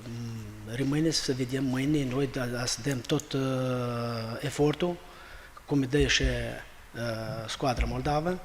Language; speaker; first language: Romanian; non-native, fluent; Albanian